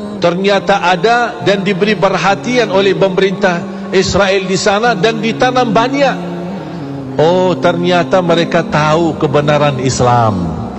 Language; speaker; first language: Malay; non-native, fluent; Arabic